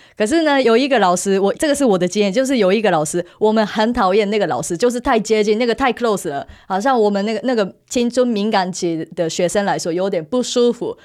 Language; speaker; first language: Chinese; non-native, fluent; Japanese